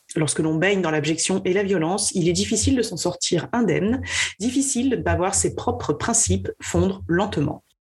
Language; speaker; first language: French; native; French